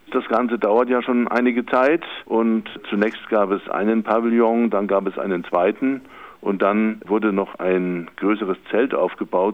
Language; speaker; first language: German; native; German